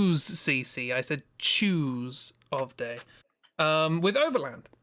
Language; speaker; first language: English; native; English